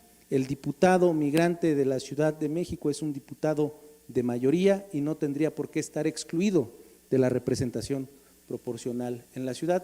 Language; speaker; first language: Spanish; native; Spanish